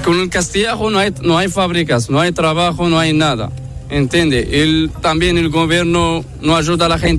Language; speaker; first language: Spanish; non-native, learner; Arabic